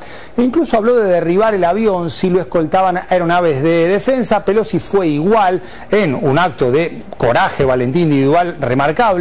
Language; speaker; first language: Spanish; native; Spanish